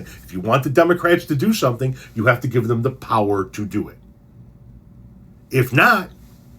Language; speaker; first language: English; native; English